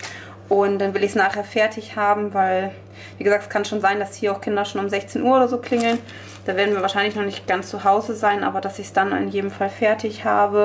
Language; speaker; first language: German; native; German